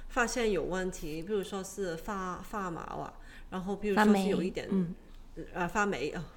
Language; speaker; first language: Chinese; non-native, local second language; Cantonese